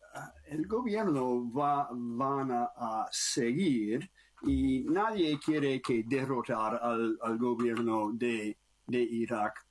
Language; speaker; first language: Spanish; non-native, learner; English